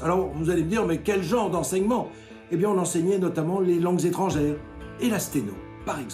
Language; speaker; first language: French; native; French